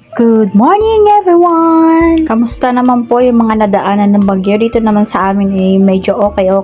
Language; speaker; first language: Filipino; non-native, local second language; Masbatenyo